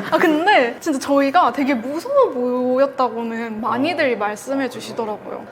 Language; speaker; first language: Korean; native; Korean